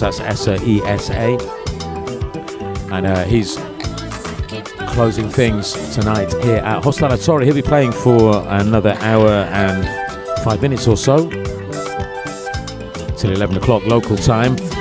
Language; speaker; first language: English; native; English